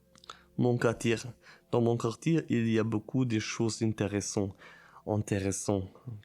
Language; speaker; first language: French; non-native, learner; German